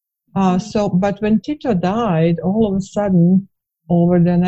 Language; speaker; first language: English; non-native, fluent; Bosnian